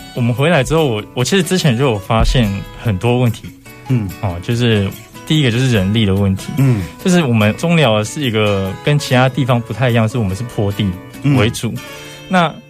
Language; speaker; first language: Chinese; native; Chinese